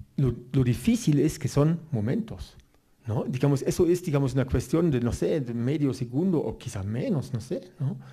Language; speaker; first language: Spanish; non-native, fluent; German